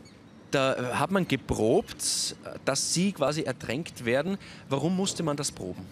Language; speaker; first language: German; native; German